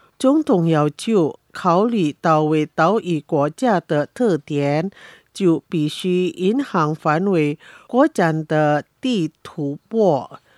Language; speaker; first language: Chinese; early bilingual, heritage; Chinese